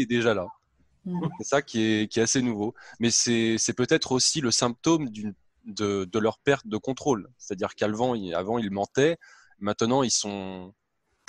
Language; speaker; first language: French; native; French